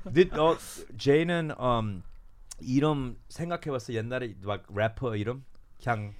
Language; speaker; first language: Korean; early bilingual, heritage; Korean